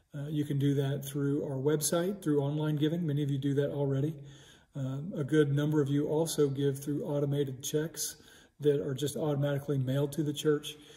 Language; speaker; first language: English; native; English